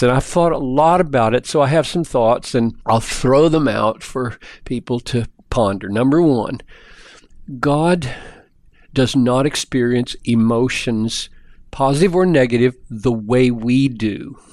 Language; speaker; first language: English; native; English